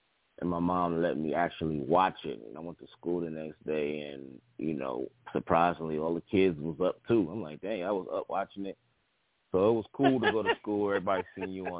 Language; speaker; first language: English; native; English